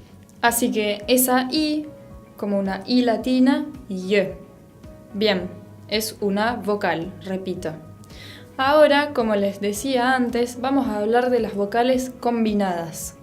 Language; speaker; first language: Spanish; non-native, fluent; French